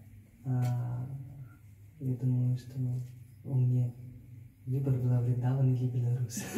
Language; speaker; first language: Russian; non-native, learner; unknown